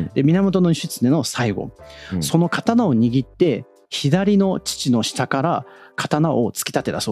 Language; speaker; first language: Japanese; native; Japanese